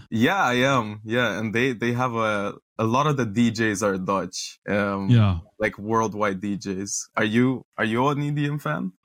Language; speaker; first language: English; non-native, fluent; Romanian